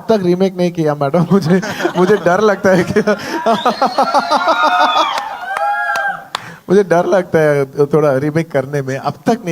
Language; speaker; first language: Hindi; non-native, local second language; Telugu